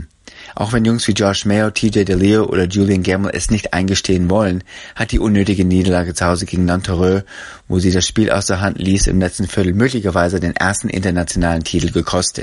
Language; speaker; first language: German; native; German